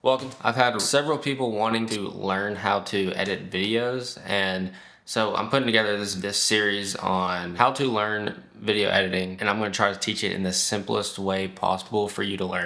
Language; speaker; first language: English; native; English